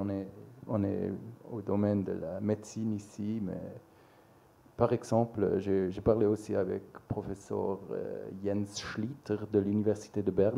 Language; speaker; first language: French; non-native, local second language; German